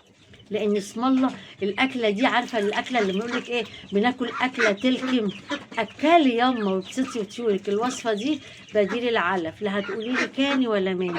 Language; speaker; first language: Arabic; native; Arabic